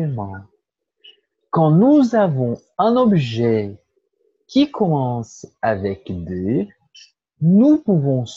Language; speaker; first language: French; non-native, fluent; Portuguese